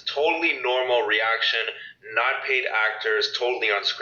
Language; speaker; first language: English; native; English